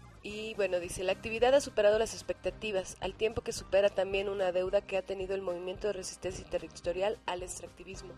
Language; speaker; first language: Spanish; native; Spanish